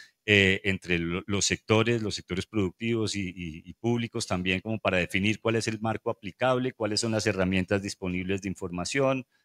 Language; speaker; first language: Spanish; native; Spanish